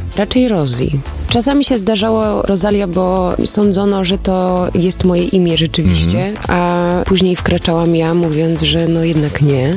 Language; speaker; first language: Polish; early bilingual, other home language; German